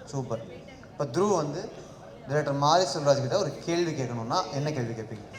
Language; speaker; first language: Tamil; native; Tamil